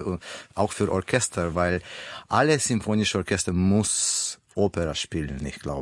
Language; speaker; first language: German; non-native, learner; Russian